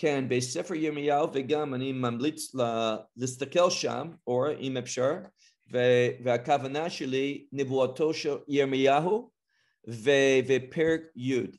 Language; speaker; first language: Hebrew; non-native, fluent; English